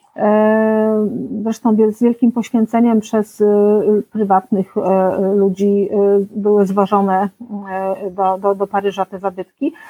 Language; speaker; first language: Polish; native; Polish